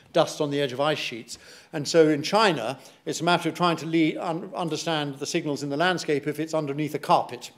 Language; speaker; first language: English; native; English